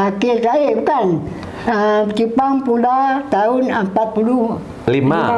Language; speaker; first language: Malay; non-native, local second language; Achinese